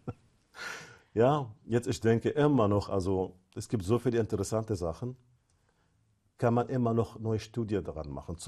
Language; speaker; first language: German; non-native, fluent; Arabic